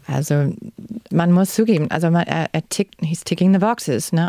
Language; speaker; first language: German; non-native, fluent; English